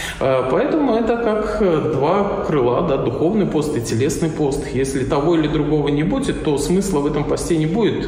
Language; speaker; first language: Russian; native; Russian